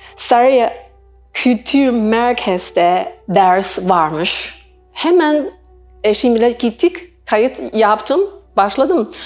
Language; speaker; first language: Turkish; non-native, learner; Chinese